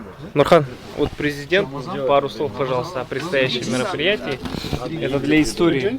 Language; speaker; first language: Russian; native; Russian